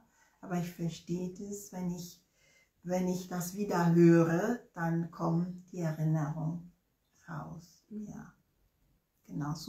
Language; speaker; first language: German; non-native, fluent; Ewe